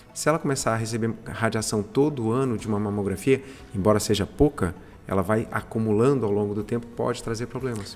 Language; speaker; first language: Portuguese; native; Portuguese